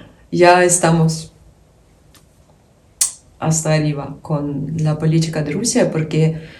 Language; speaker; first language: Spanish; non-native, learner; Ukrainian